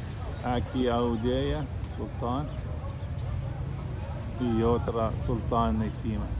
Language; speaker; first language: Portuguese; non-native, local second language; Arabic